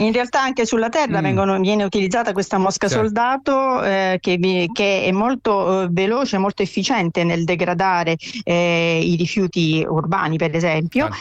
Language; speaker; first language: Italian; native; Italian